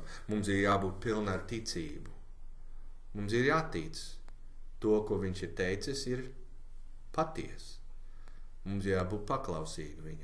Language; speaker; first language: Latvian; non-native, learner; English